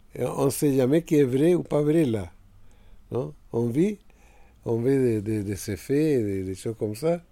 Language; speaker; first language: French; non-native, fluent; Spanish